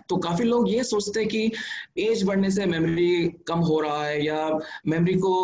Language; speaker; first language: Hindi; non-native, local second language; Telugu